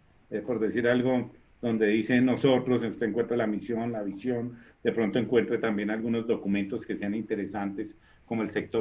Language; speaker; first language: Spanish; native; Spanish